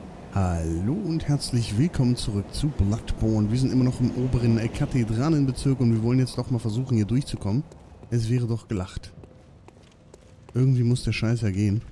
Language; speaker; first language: German; native; German